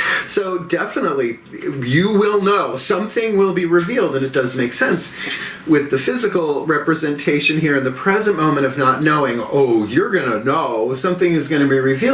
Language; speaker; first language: English; native; English